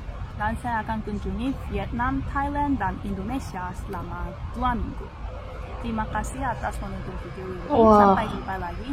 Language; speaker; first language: Indonesian; non-native, fluent; Korean